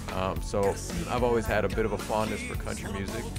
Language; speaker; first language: English; native; English